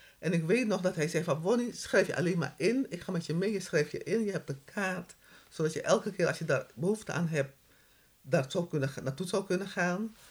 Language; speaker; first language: Dutch; native; Dutch